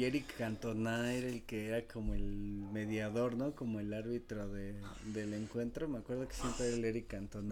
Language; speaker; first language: Spanish; native; Spanish